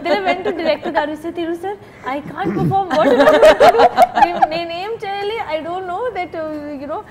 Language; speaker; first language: Telugu; non-native, local second language; Punjabi